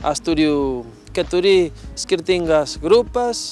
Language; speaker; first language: Lithuanian; non-native, learner; Spanish